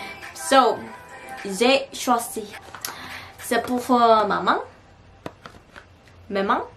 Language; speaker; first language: French; non-native, learner; Korean